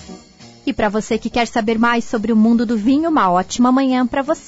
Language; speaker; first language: Portuguese; native; Portuguese